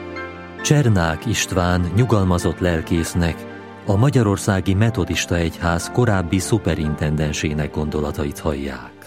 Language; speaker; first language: Hungarian; native; Hungarian